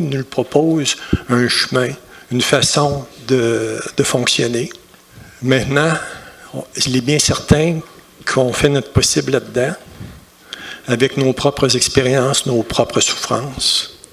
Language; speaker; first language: French; native; French